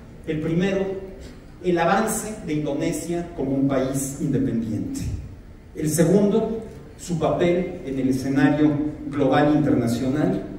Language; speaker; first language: Spanish; native; Spanish